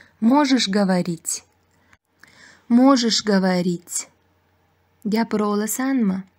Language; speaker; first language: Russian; non-native, fluent; Uzbek